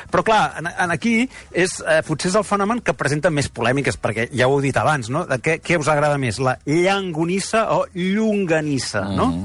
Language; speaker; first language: Catalan; native; Catalan